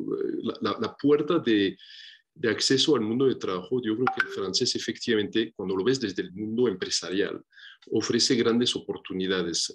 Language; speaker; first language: Spanish; non-native, fluent; French